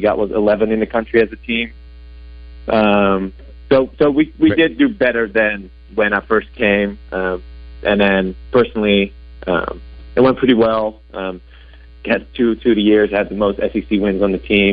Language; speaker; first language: English; non-native, fluent; Dutch